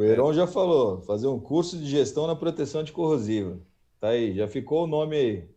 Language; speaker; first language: Portuguese; native; Portuguese